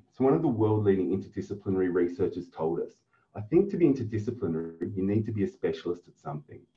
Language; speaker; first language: English; native; English